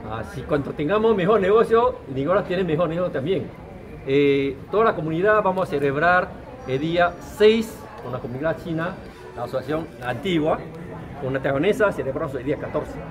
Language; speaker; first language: Spanish; non-native, fluent; Chinese